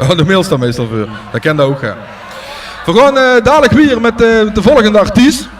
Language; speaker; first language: Dutch; native; Dutch